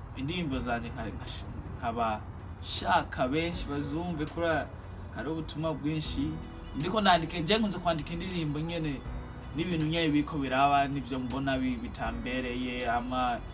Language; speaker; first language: Rundi; early bilingual, heritage; Rundi